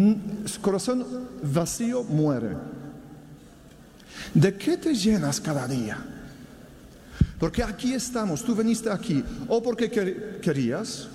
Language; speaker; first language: Spanish; non-native, fluent; Polish